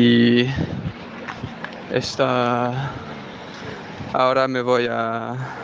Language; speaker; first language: Spanish; non-native, learner; French